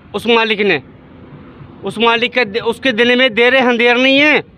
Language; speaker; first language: Hindi; native; Hindi